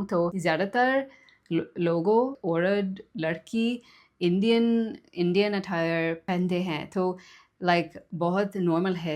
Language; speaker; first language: Hindi; non-native, learner; English